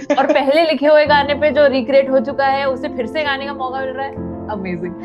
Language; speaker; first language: Hindi; native; Hindi